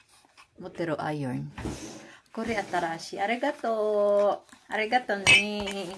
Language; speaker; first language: Japanese; non-native, learner; Filipino